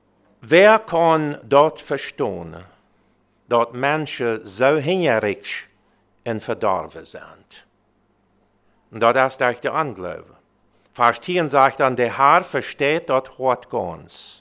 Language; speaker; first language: German; early bilingual, heritage; Plautdietsch